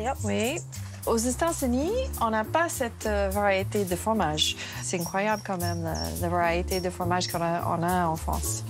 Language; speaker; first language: French; non-native, fluent; English